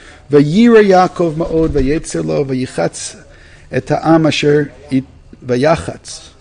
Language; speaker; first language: Hebrew; non-native, fluent; English